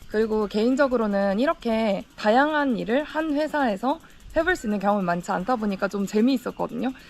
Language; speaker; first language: Korean; native; Korean